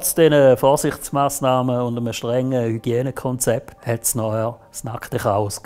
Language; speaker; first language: German; native; German